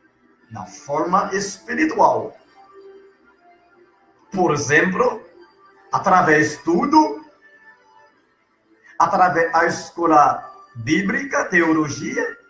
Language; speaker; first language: Portuguese; non-native, learner; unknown